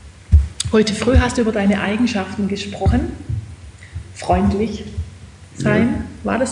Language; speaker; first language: German; native; German